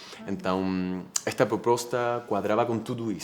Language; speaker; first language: Portuguese; non-native, fluent; Spanish